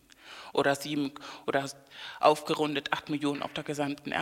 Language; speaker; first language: German; non-native, fluent; Spanish